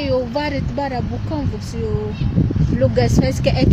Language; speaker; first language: Swedish; non-native, learner; Arabic